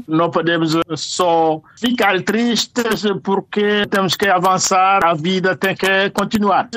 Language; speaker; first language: Portuguese; non-native, fluent; Kinyarwanda